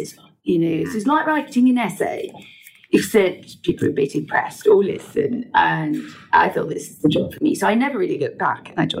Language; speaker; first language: English; native; English